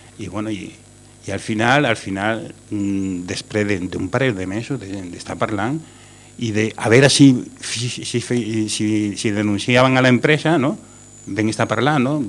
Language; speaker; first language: Catalan; non-native, local second language; Spanish